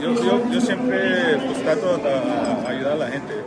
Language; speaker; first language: Spanish; early bilingual, heritage; Spanish